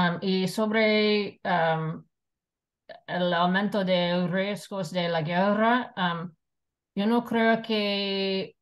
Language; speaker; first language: Spanish; non-native, fluent; English